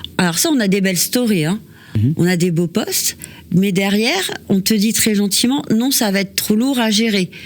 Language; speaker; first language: French; native; French